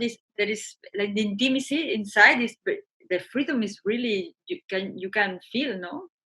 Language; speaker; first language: English; non-native, learner; Spanish